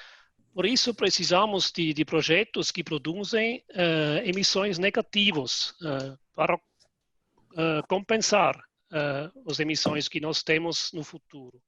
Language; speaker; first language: Portuguese; non-native, fluent; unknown